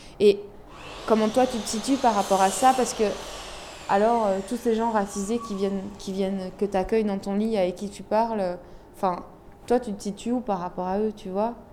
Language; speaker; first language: French; early bilingual, other home language; Arabic